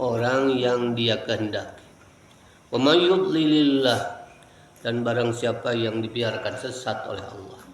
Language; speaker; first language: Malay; non-native, local second language; Sundanese